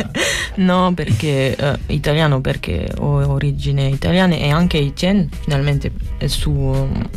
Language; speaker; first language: Italian; non-native, learner; French